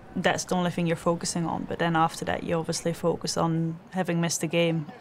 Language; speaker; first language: English; non-native, fluent; Dutch